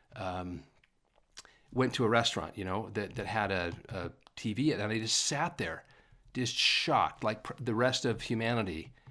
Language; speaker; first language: English; native; English